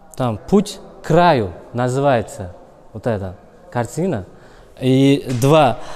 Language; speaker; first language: Russian; non-native, learner; Uzbek